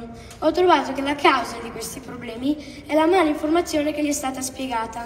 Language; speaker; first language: Italian; early bilingual, heritage; English